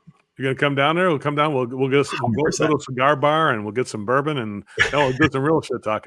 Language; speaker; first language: English; native; English